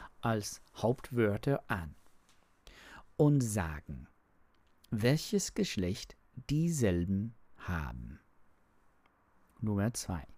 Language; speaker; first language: German; non-native, learner; English